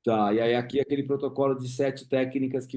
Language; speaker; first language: Portuguese; native; Portuguese